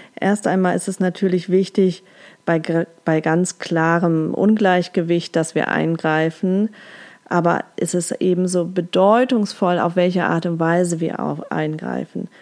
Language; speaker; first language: German; native; German